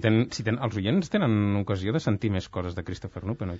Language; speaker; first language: Catalan; native; Catalan